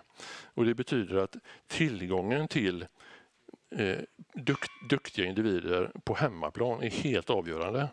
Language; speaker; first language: Swedish; native; Swedish